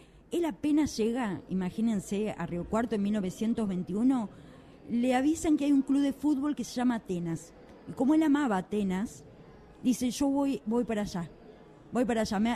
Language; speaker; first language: Spanish; native; Spanish